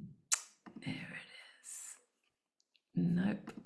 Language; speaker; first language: English; native; English